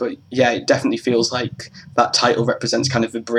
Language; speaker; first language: English; native; English